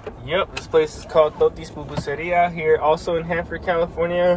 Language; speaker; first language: English; early bilingual, other home language; Spanish